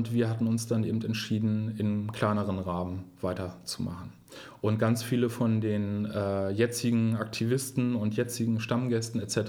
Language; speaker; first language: German; native; German